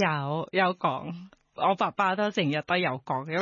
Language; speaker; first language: Cantonese; non-native, fluent; Thai